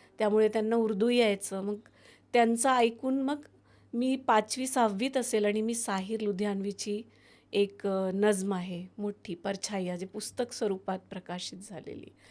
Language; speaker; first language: Marathi; non-native, fluent; Hindi